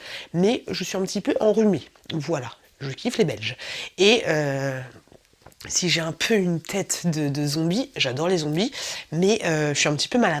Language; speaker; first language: French; native; French